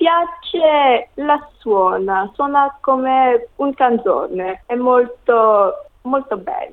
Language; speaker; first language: Italian; non-native, learner; English